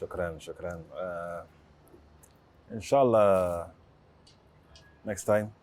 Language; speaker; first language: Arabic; non-native, learner; French